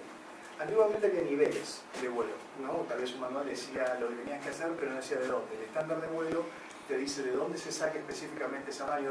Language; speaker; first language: Spanish; native; Spanish